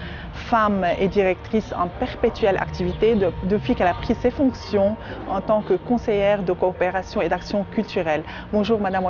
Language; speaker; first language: French; non-native, local second language; Arabic